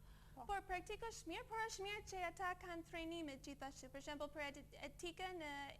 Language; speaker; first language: Albanian; non-native, learner; English